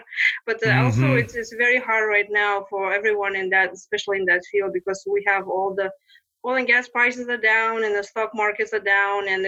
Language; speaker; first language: English; non-native, fluent; Lithuanian